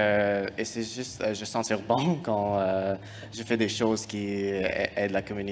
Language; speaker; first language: French; non-native, fluent; English